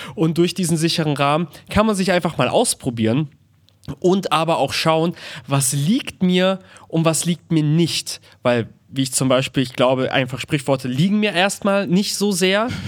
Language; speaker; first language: German; early bilingual, other home language; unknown